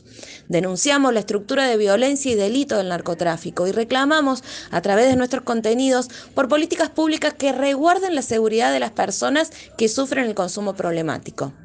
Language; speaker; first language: Spanish; native; Spanish